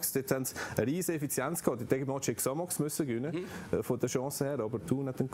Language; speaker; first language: German; native; German